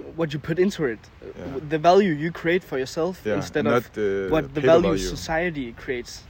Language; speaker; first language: English; non-native, fluent; Danish